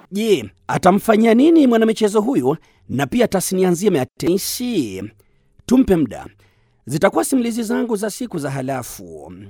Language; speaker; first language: Swahili; native; Swahili